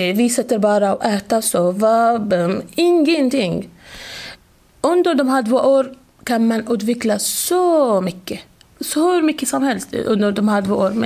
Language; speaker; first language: Swedish; non-native, fluent; Arabic